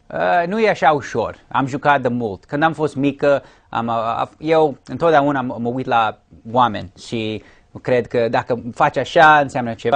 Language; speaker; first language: Romanian; early bilingual, heritage; English